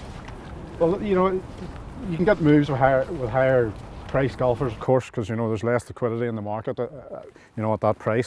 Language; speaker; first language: English; native; English